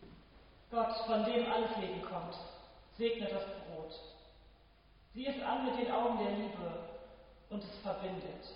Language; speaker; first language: German; native; German